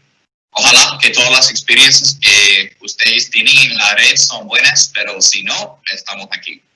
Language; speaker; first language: Spanish; non-native, fluent; English